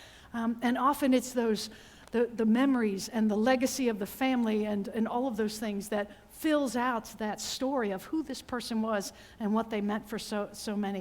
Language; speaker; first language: English; native; English